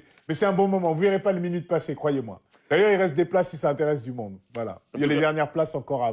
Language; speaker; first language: French; native; French